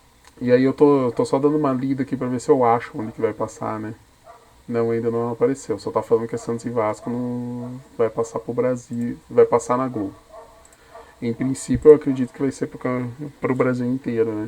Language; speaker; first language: Portuguese; native; Portuguese